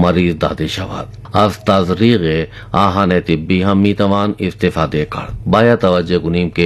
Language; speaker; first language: Persian; non-native, fluent; Urdu